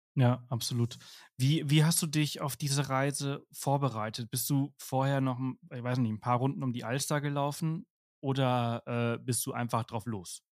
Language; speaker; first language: German; non-native, fluent; Spanish